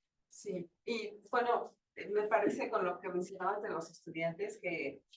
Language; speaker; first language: Spanish; native; Spanish